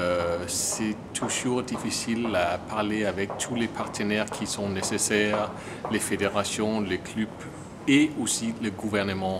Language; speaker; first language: French; non-native, learner; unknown